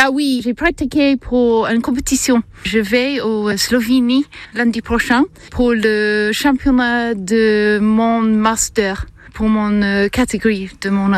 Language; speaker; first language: French; non-native, learner; English